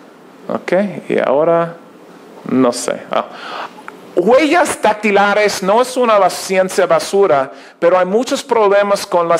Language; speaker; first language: Spanish; non-native, learner; English